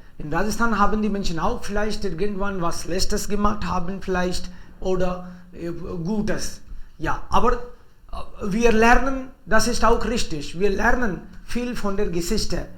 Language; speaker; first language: German; non-native, fluent; Hindi